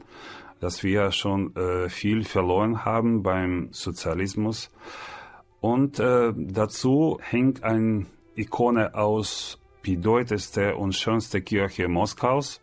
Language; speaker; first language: German; non-native, learner; Russian